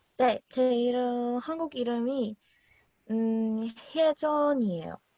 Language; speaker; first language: Korean; non-native, learner; Spanish